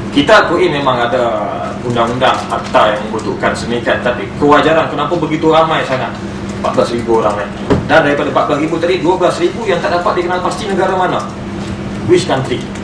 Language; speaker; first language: Malay; native; Malay